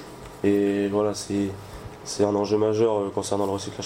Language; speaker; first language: French; native; French